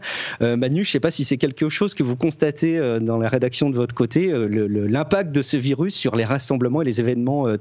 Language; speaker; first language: French; native; French